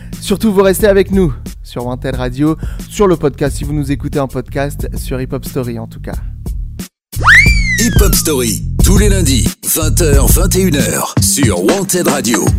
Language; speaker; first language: French; native; French